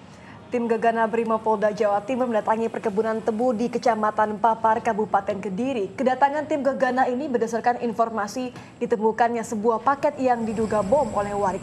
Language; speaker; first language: Indonesian; native; Indonesian